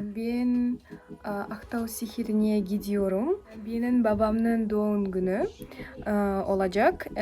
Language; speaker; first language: Turkish; non-native, learner; Kazakh